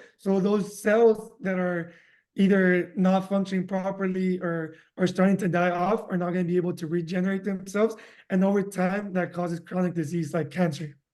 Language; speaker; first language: English; early bilingual, other home language; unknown